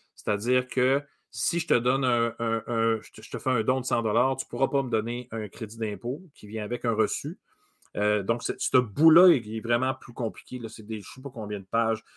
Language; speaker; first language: French; native; French